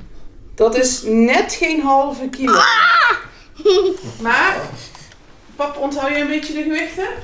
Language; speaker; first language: Dutch; native; Dutch